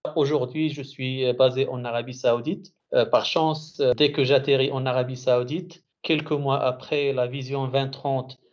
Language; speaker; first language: French; non-native, local second language; Arabic